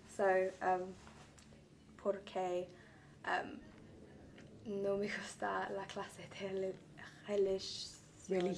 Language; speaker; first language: Spanish; non-native, learner; English